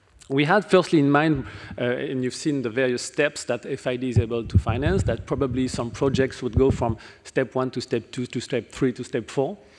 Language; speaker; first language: English; non-native, fluent; French